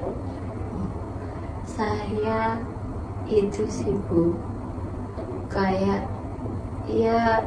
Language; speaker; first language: Indonesian; native; Indonesian